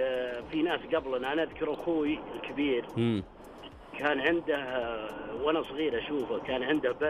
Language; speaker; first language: Arabic; native; Arabic